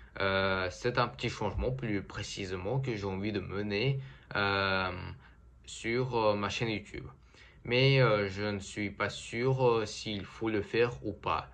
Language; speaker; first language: French; non-native, fluent; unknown